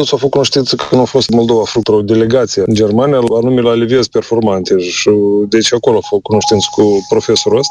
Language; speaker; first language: Romanian; native; Romanian